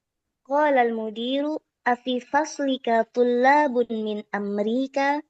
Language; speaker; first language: Arabic; non-native, learner; Indonesian